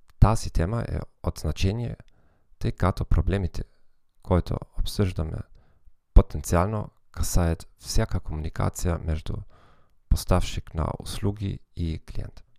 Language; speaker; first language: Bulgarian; non-native, fluent; German